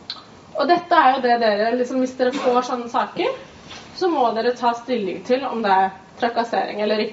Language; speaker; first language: Norwegian; native; Norwegian